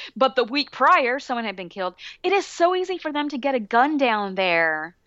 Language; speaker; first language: English; native; English